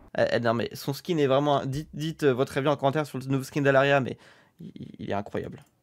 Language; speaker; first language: French; native; French